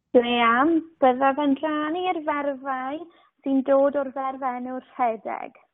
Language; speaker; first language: Welsh; native; Welsh